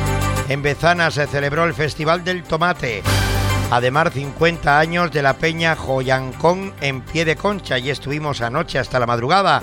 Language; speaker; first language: Spanish; native; Spanish